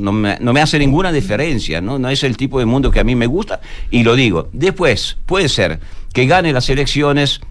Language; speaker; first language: Spanish; non-native, fluent; Italian